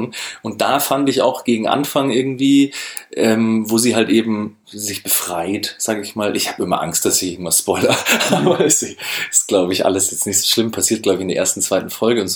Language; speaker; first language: German; native; German